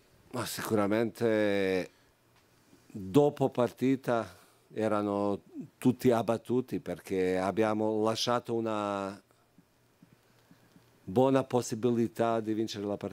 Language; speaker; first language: Italian; non-native, fluent; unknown